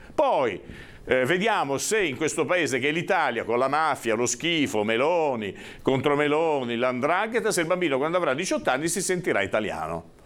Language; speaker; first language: Italian; native; Italian